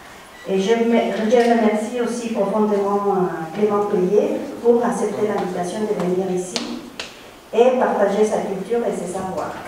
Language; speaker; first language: French; non-native, fluent; Spanish